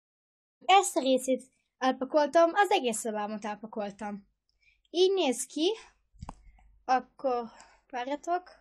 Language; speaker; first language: Hungarian; early bilingual, heritage; Hungarian